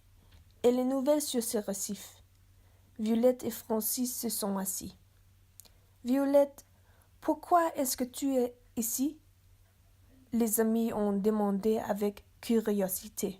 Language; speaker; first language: French; non-native, learner; English